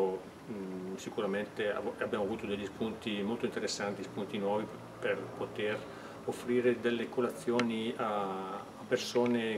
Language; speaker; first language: Italian; native; Italian